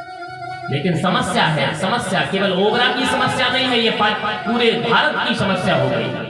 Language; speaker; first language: Hindi; native; Hindi